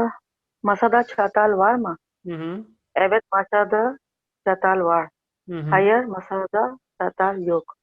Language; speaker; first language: Turkish; non-native, learner; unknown